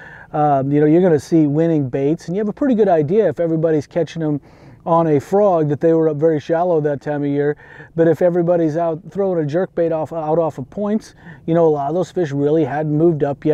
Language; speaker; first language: English; native; English